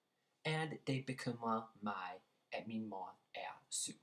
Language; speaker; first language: Danish; non-native, learner; English